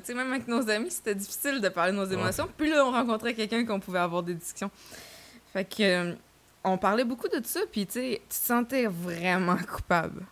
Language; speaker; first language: French; native; French